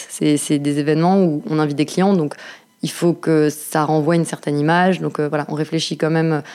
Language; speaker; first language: French; native; French